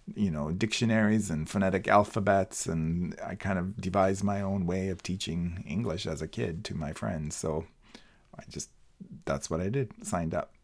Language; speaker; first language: English; non-native, fluent; Spanish